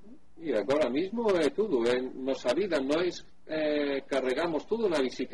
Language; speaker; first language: Portuguese; non-native, learner; Spanish